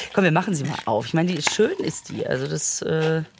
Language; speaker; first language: German; native; German